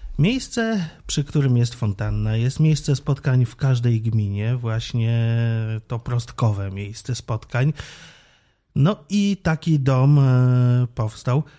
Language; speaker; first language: Polish; native; Polish